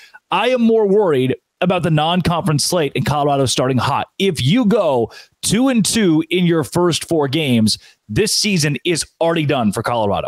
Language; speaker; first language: English; native; English